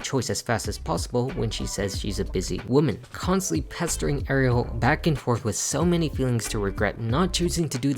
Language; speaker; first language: English; native; English